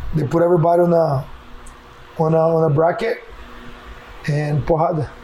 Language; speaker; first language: English; non-native, fluent; Portuguese